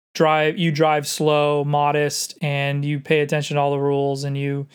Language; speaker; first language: English; native; English